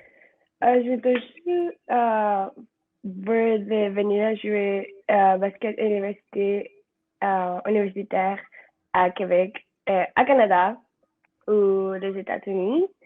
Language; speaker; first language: French; non-native, learner; Spanish